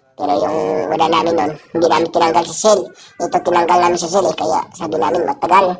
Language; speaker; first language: Filipino; non-native, local second language; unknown